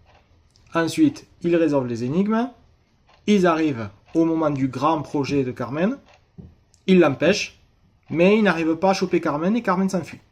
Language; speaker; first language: French; native; French